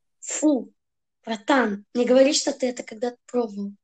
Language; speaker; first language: Russian; early bilingual, heritage; Russian